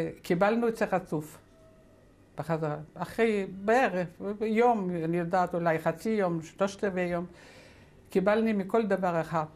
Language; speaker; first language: Hebrew; non-native, fluent; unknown